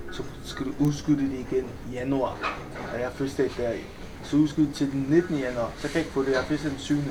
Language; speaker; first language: Danish; early bilingual, other home language; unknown